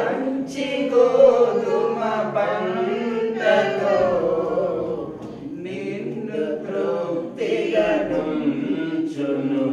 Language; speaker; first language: Telugu; native; Telugu